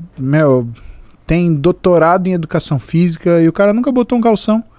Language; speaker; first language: Portuguese; native; Portuguese